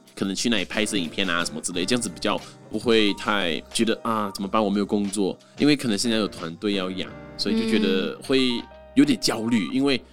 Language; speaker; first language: Chinese; non-native, local second language; Hakka Chinese